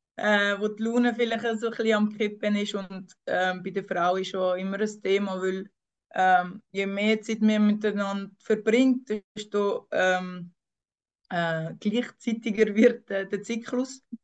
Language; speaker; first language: German; non-native, local second language; French